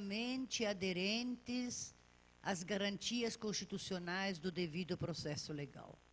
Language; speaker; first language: Portuguese; native; Portuguese